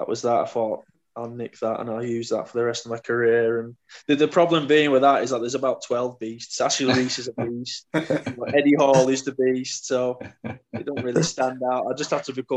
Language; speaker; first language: English; native; English